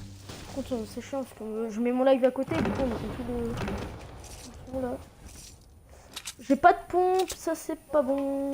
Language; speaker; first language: French; native; French